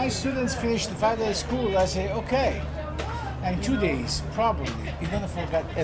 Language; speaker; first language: English; non-native, fluent; Italian